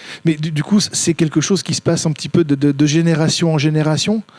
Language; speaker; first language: French; native; French